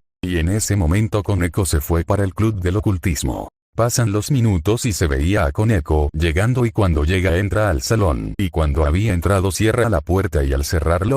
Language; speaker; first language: Spanish; native; Spanish